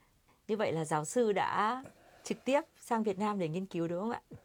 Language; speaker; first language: Vietnamese; native; Vietnamese